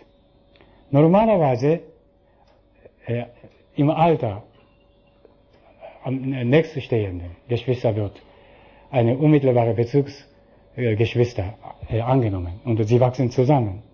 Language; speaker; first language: German; non-native, fluent; Japanese